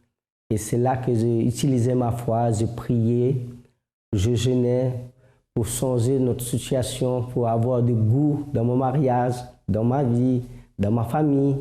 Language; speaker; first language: French; non-native, fluent; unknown